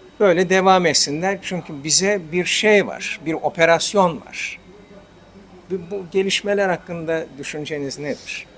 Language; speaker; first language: Turkish; native; Turkish